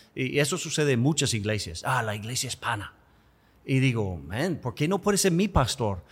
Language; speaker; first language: Spanish; non-native, fluent; English